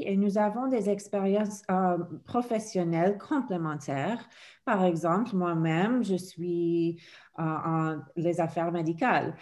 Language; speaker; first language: French; non-native, fluent; English